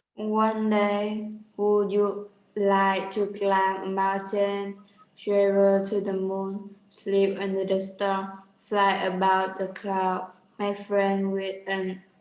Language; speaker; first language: English; non-native, learner; Vietnamese